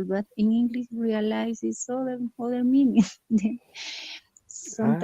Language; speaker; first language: English; non-native, learner; Spanish